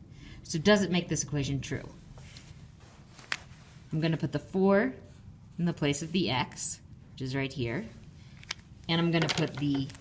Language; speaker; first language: English; native; English